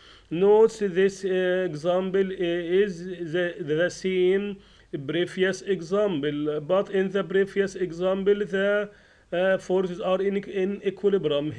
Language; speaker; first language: English; non-native, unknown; Arabic